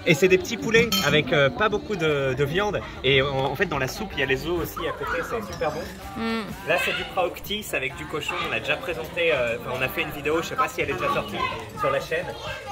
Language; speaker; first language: French; native; French